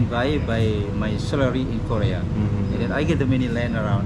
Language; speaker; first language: English; non-native, learner; Indonesian